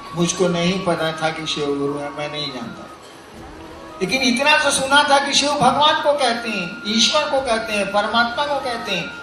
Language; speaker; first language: Hindi; native; Hindi